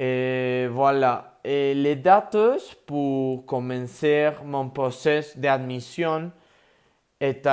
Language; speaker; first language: French; non-native, learner; Spanish